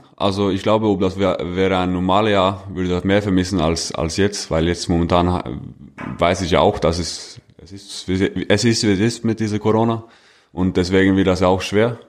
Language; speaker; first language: German; non-native, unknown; Norwegian